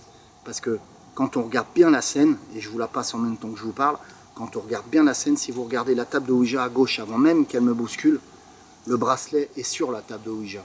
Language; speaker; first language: French; native; French